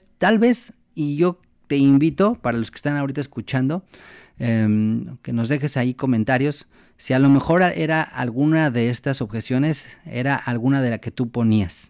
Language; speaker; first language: Spanish; native; Spanish